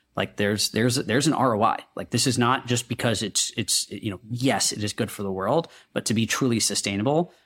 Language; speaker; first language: English; non-native, local second language; Hindi